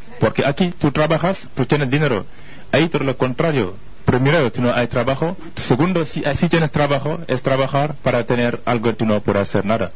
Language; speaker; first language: Spanish; non-native, fluent; Wolof